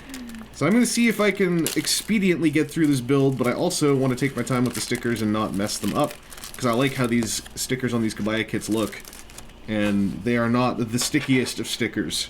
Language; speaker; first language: English; native; English